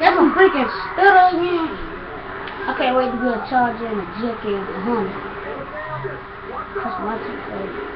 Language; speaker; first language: English; native; English